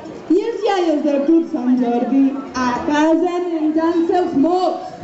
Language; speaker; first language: Catalan; native; Catalan